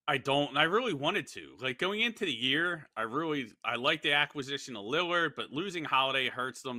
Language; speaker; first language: English; native; English